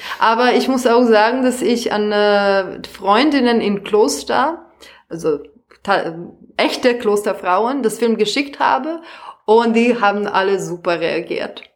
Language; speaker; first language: German; non-native, fluent; Serbian